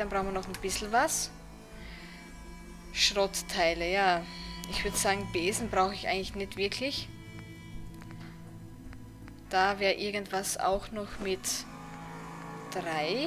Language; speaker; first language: German; native; German